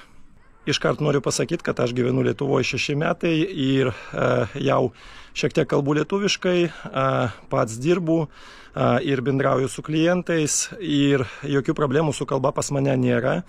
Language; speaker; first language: Lithuanian; non-native, fluent; Russian